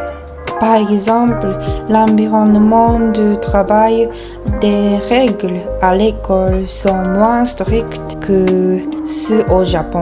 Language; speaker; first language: French; non-native, learner; Japanese